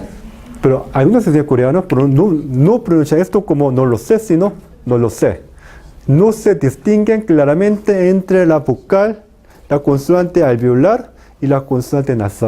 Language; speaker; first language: Spanish; non-native, fluent; Korean